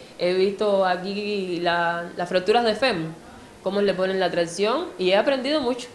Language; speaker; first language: Spanish; native; Spanish